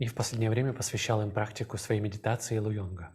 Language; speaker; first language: Russian; native; Russian